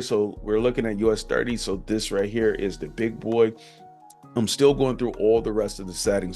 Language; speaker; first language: English; native; English